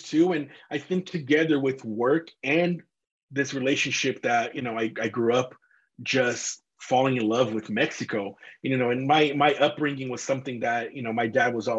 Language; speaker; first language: English; non-native, fluent; Portuguese